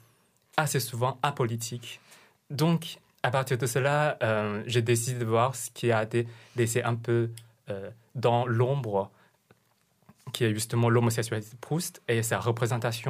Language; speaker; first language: French; non-native, fluent; Chinese